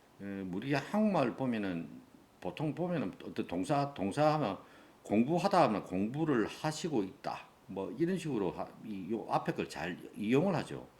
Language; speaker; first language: Korean; native; Korean